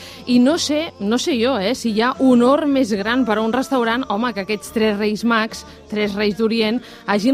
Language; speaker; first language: Catalan; native; Catalan